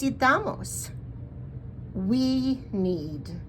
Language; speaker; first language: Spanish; non-native, fluent; English